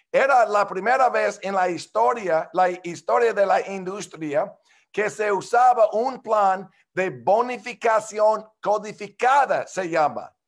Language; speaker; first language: Spanish; non-native, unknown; English